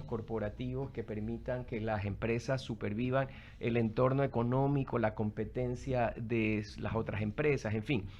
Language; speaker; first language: Spanish; native; Spanish